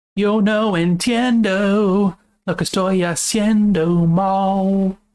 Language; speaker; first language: Spanish; non-native, learner; English